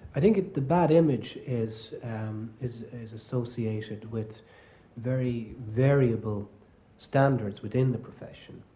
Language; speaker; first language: English; native; English